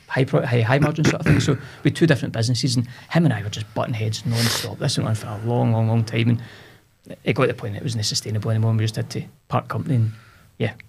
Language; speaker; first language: English; native; English